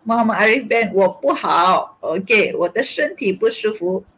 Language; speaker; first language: Chinese; non-native, local second language; Malay